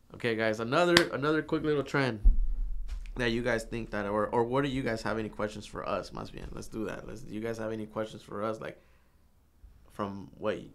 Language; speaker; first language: English; early bilingual, other home language; Spanish